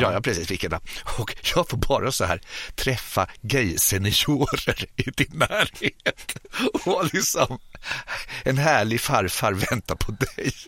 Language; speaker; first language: Swedish; native; Swedish